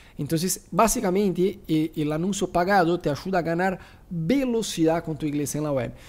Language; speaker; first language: Spanish; non-native, fluent; Portuguese